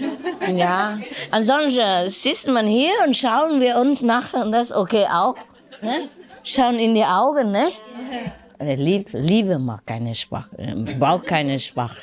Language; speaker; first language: German; non-native, learner; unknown